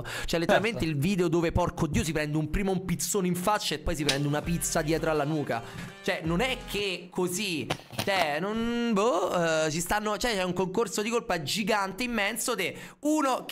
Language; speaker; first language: Italian; native; Italian